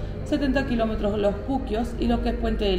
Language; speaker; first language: Spanish; native; Spanish